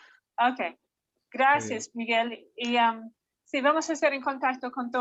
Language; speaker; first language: Spanish; non-native, fluent; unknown